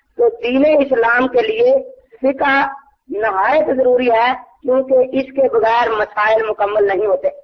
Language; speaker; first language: Urdu; non-native, local second language; Punjabi